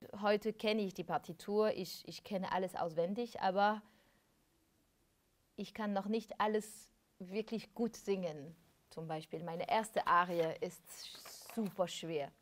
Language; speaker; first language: German; non-native, fluent; French